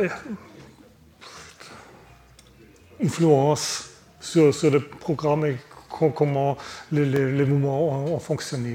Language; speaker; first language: French; non-native, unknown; German